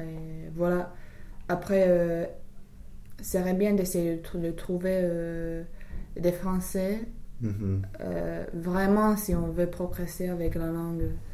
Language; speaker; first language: French; non-native, fluent; English